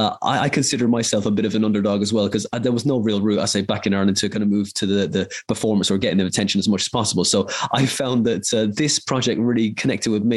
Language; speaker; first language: English; native; English